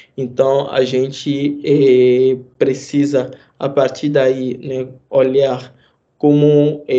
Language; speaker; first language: Portuguese; non-native, fluent; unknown